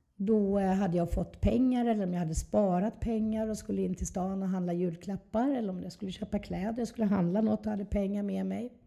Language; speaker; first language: Swedish; native; Swedish